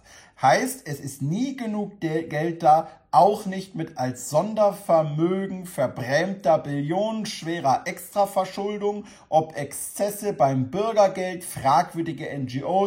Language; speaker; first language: German; native; German